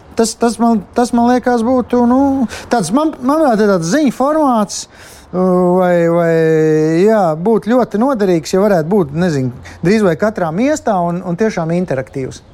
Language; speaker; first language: Latvian; native; Latvian